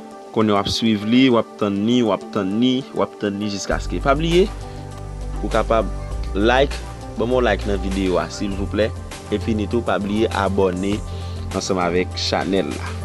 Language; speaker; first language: French; non-native, learner; Haitian Creole